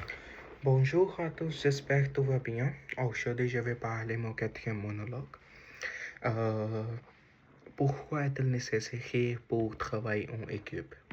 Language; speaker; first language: French; non-native, learner; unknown